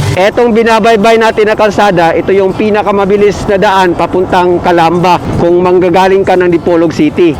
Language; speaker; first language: Filipino; non-native, local second language; Cebuano